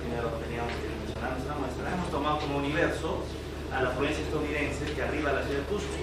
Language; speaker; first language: Spanish; native; Spanish